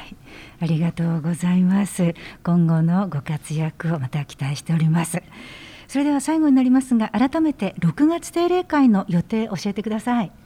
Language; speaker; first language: Japanese; native; Japanese